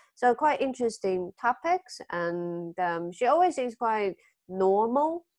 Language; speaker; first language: English; early bilingual, other home language; Chinese